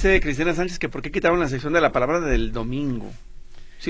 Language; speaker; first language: Spanish; native; Spanish